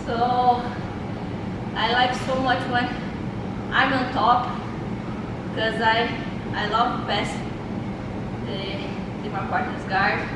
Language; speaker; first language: English; non-native, learner; Portuguese